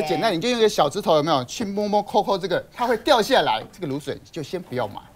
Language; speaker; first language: Chinese; native; Chinese